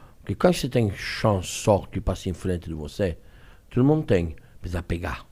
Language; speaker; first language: Portuguese; non-native, fluent; French